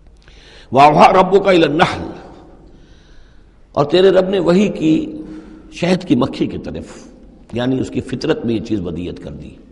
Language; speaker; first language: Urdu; native; Urdu